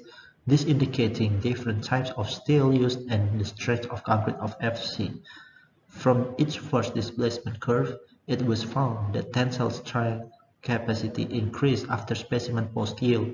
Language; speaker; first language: English; non-native, learner; Indonesian